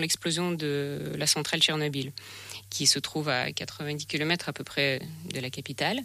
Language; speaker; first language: French; non-native, fluent; Russian